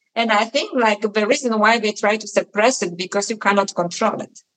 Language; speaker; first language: English; non-native, fluent; Polish